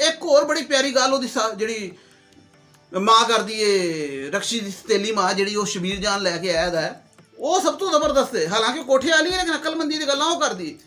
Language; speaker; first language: Urdu; non-native, local second language; Punjabi